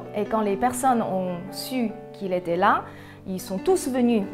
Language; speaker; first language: French; early bilingual, other home language; Chinese